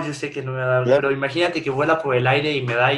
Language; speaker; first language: Spanish; native; Spanish